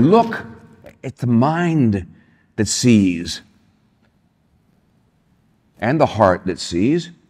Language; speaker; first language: English; early bilingual, other home language; Spanish